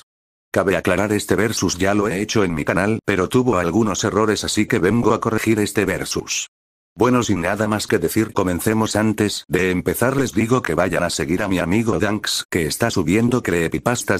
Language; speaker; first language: Spanish; native; Spanish